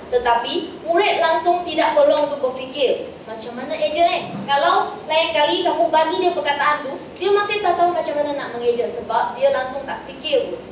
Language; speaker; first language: Malay; non-native, local second language; Chinese